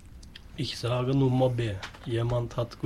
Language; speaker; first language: German; non-native, learner; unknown